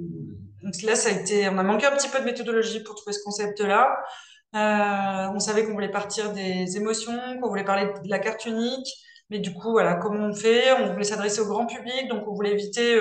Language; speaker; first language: French; native; French